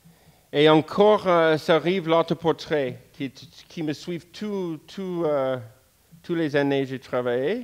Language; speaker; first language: French; non-native, fluent; English